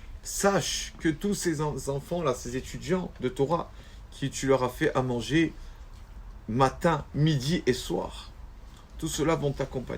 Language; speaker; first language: French; native; French